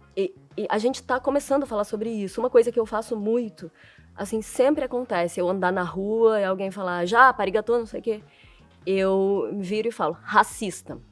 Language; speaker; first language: Portuguese; early bilingual, other home language; Chinese